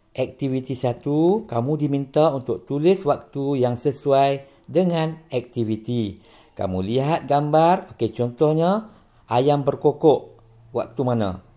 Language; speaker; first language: Malay; native; Malay